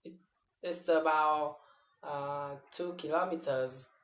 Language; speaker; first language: English; non-native, learner; Vietnamese